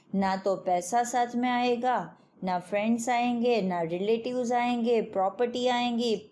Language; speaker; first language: Hindi; non-native, local second language; Gujarati